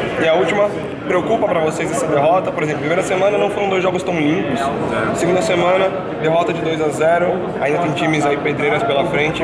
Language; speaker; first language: Portuguese; native; Portuguese